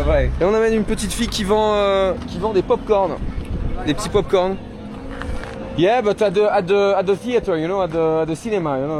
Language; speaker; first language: French; native; French